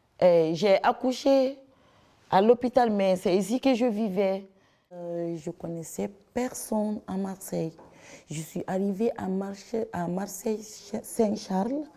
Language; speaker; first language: French; non-native, local second language; Fula